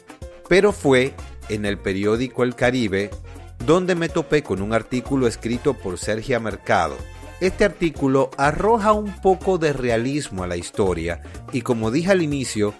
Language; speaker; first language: Spanish; native; Spanish